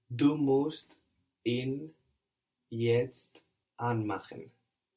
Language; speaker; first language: German; non-native, learner; English